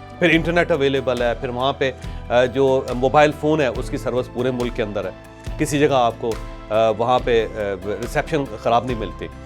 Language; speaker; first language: Urdu; non-native, local second language; Punjabi